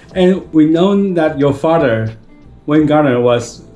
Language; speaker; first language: English; non-native, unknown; Chinese